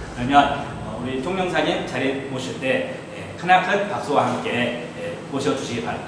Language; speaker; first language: Korean; native; Korean